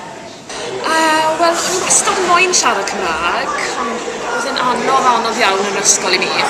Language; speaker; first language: Welsh; non-native, local second language; English